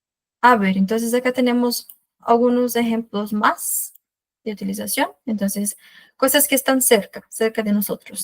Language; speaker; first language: Spanish; non-native, fluent; Portuguese